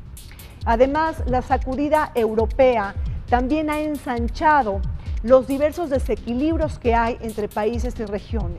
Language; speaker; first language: Spanish; native; Spanish